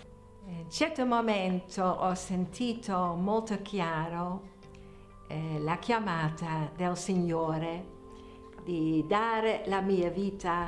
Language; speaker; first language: Italian; non-native, fluent; Dutch